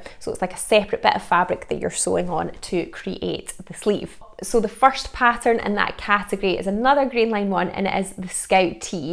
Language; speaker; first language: English; native; English